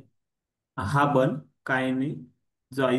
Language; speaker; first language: German; non-native, learner; Marathi